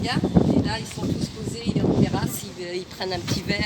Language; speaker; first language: French; native; French